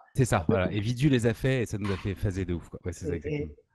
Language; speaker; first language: French; native; French